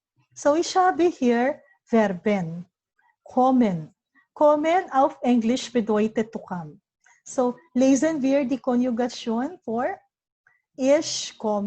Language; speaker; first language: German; non-native, learner; Filipino